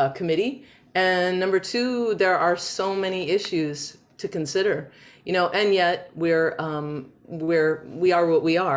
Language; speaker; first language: English; native; English